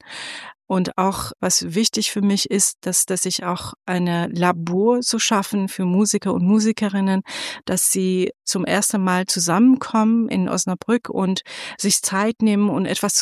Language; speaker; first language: German; non-native, fluent; Persian